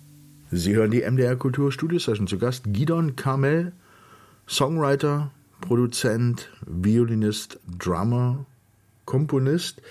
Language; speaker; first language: German; native; German